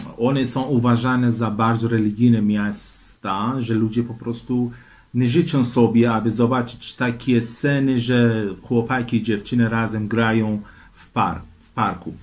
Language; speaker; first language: Polish; non-native, fluent; Persian